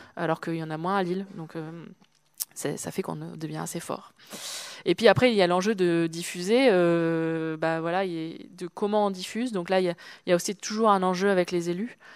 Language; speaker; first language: French; native; French